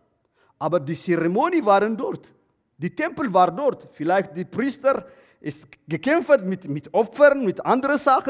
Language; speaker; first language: German; non-native, learner; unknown